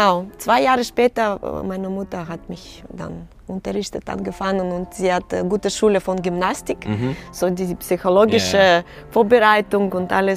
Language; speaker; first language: German; non-native, fluent; Russian